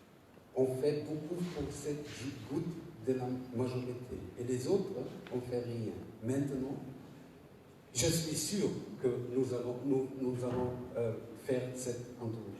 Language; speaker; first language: French; non-native, learner; German